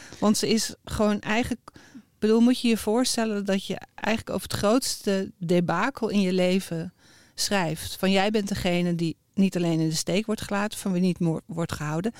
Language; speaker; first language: Dutch; native; Dutch